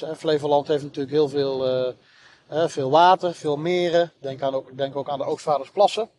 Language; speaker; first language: Dutch; native; Dutch